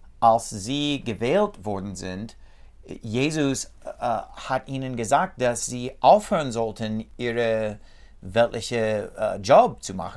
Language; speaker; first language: German; non-native, learner; English